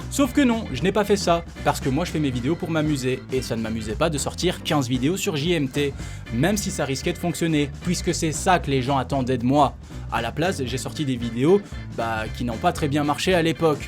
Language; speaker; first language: French; native; French